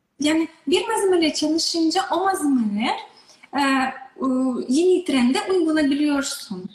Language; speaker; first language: Turkish; non-native, learner; Russian